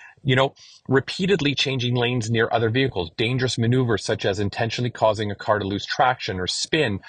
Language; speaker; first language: English; native; English